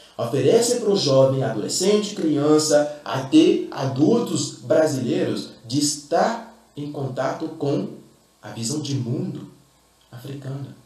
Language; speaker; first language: Portuguese; non-native, fluent; Fon